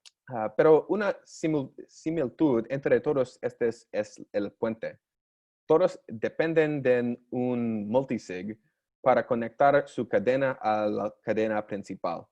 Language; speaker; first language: Spanish; non-native, learner; English